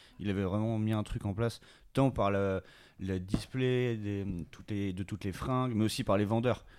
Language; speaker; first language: French; native; French